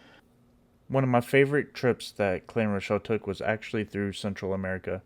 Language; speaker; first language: English; native; English